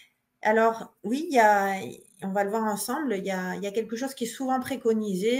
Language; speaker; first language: French; native; French